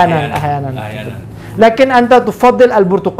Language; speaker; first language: Arabic; non-native, fluent; Indonesian